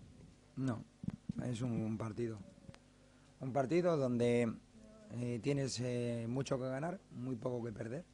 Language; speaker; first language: Spanish; native; Spanish